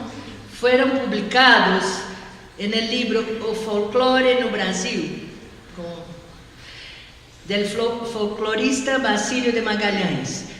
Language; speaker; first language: Spanish; non-native, learner; Portuguese